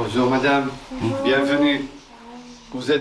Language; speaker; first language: French; non-native, local second language; Arabic